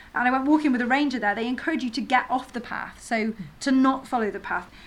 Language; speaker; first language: English; native; English